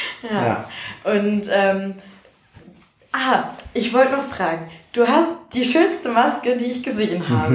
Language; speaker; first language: German; native; German